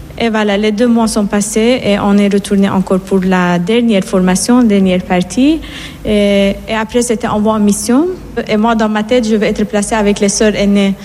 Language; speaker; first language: French; non-native, fluent; Persian